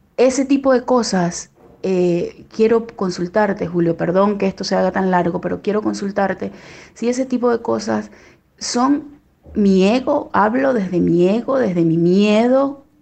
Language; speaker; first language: Spanish; native; Spanish